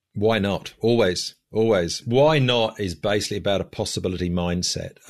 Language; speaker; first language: English; native; English